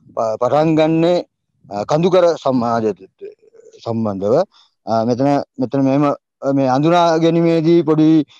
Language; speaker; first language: Sinhala; non-native, local second language; Tamil